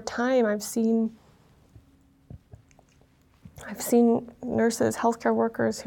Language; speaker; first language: English; early bilingual, other home language; Vietnamese